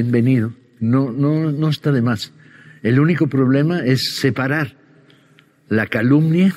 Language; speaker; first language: Spanish; native; Spanish